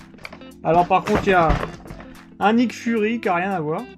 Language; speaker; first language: French; native; French